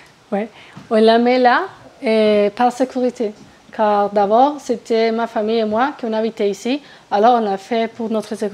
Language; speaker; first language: French; non-native, fluent; Spanish